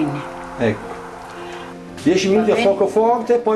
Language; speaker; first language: Italian; native; Italian